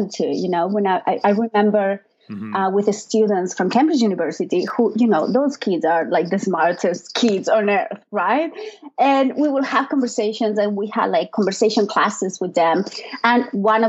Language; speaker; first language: English; non-native, fluent; Spanish